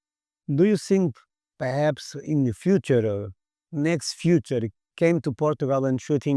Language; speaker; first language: English; non-native, learner; Portuguese